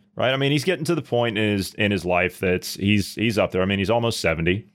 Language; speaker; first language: English; native; English